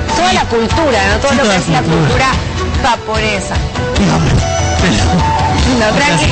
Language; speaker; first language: Spanish; native; Spanish